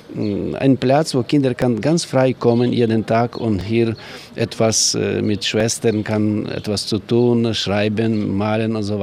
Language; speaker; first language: German; non-native, learner; Ukrainian